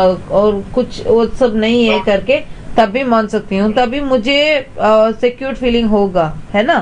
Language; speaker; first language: Hindi; non-native, local second language; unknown